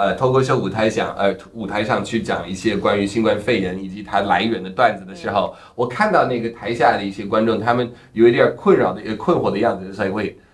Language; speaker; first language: Chinese; non-native, fluent; English